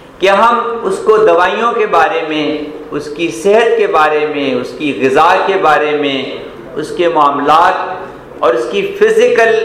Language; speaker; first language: Urdu; non-native, local second language; Punjabi